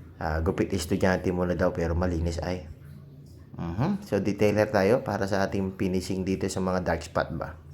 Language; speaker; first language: Filipino; native; Filipino